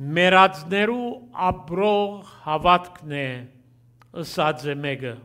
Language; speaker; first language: Armenian; early bilingual, heritage; Armenian